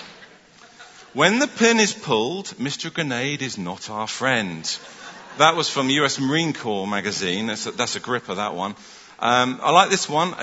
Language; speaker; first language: English; native; English